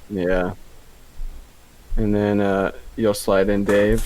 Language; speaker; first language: English; native; English